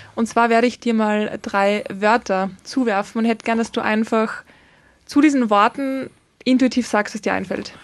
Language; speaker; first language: German; native; German